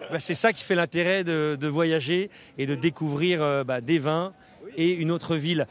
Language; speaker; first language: French; native; French